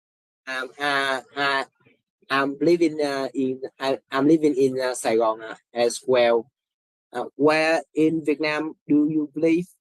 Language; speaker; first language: English; non-native, learner; Vietnamese